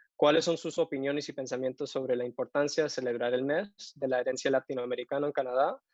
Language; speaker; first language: Spanish; early bilingual, heritage; Spanish